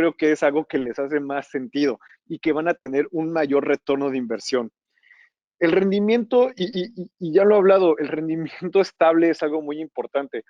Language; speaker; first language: Spanish; native; Spanish